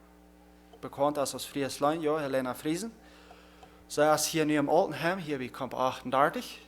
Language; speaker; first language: German; non-native, learner; Plautdietsch